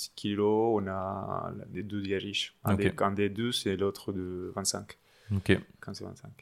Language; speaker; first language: French; non-native, fluent; Spanish